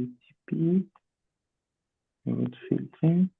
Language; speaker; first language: English; non-native, learner; Portuguese